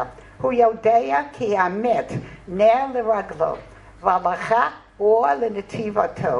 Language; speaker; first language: Hebrew; non-native, fluent; English